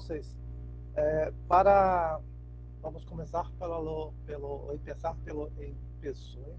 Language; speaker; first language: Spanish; non-native, learner; Portuguese